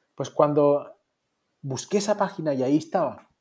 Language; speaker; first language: Spanish; native; Spanish